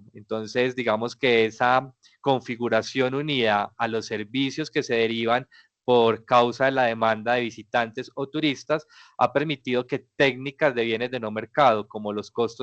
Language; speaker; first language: Spanish; native; Spanish